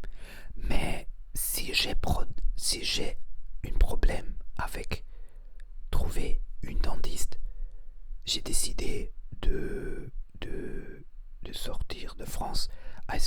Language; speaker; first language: French; non-native, learner; Spanish